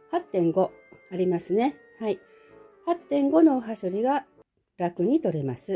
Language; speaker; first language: Japanese; native; Japanese